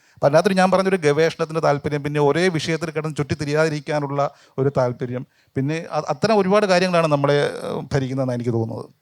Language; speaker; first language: Malayalam; native; Malayalam